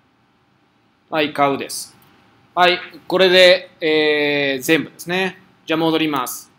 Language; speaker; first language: Japanese; non-native, fluent; Spanish